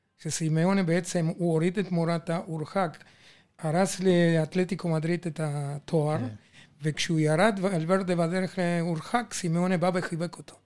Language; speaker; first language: Hebrew; non-native, fluent; Spanish